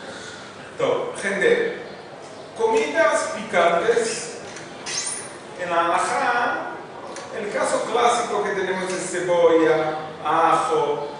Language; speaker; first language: Spanish; non-native, fluent; Portuguese